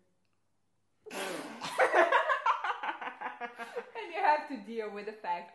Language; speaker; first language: English; non-native, fluent; Portuguese